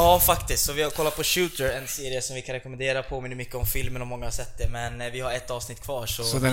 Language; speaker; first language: Swedish; native; Swedish